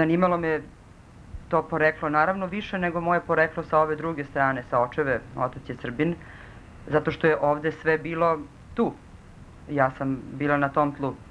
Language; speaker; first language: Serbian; early bilingual, other home language; Russian